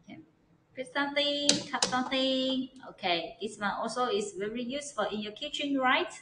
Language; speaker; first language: English; non-native, learner; Chinese